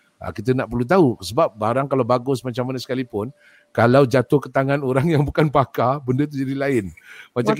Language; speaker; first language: Malay; native; Malay